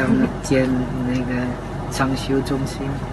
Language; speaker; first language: Chinese; non-native, fluent; Czech